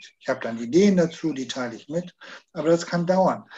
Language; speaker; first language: German; native; German